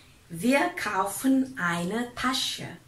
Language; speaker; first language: German; non-native, fluent; Indonesian